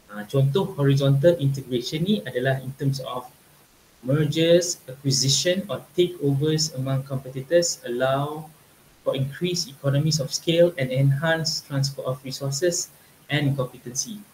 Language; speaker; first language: English; non-native, local second language; Malay